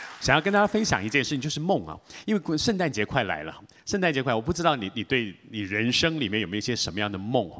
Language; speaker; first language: Chinese; native; Chinese